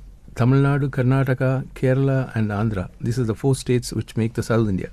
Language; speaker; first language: English; non-native, local second language; Tamil